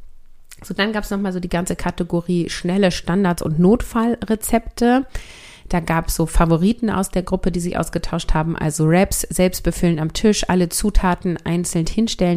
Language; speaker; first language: German; native; German